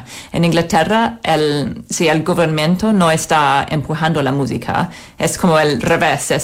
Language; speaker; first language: Spanish; non-native, fluent; English